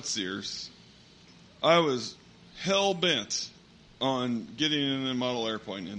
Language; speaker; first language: English; native; English